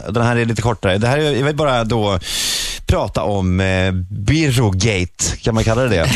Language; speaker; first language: Swedish; native; Swedish